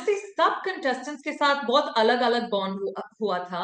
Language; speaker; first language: Hindi; non-native, local second language; English